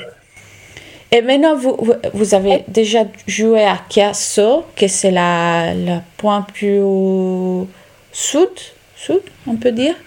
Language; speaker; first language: French; non-native, learner; Italian